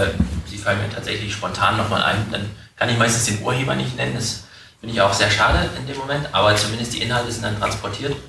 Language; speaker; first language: German; native; German